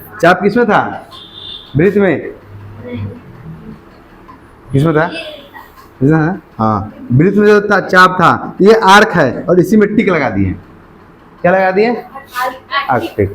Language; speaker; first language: Hindi; native; Hindi